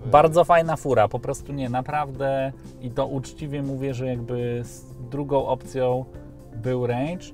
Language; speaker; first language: Polish; early bilingual, heritage; Polish